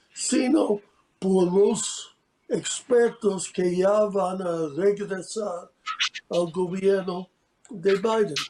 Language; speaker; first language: Spanish; non-native, fluent; English